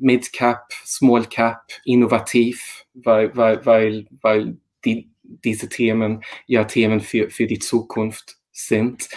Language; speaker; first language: German; non-native, fluent; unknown